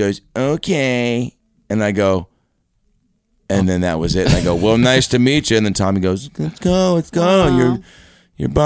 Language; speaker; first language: English; native; English